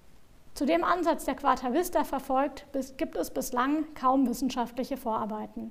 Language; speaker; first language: German; native; German